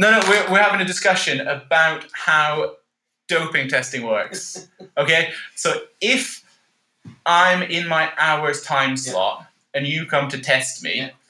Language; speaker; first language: English; native; English